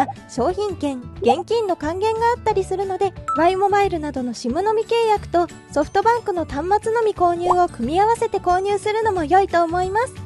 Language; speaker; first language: Japanese; native; Japanese